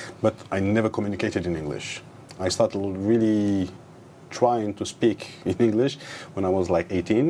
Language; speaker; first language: English; non-native, fluent; Arabic